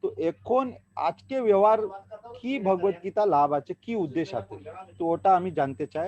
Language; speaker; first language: Bangla; non-native, learner; Hindi